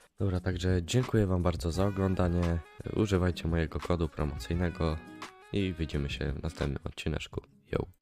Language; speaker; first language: Polish; native; Polish